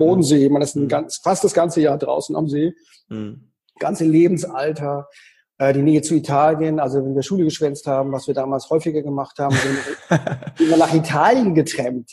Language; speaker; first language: German; native; German